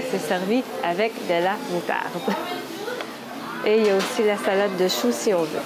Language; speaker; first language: French; native; French